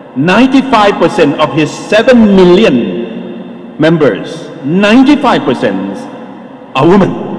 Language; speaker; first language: English; non-native, fluent; Thai